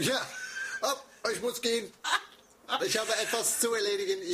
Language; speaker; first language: German; non-native, fluent; English